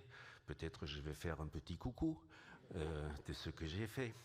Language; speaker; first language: French; non-native, fluent; German